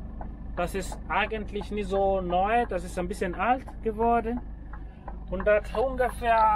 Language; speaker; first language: German; non-native, learner; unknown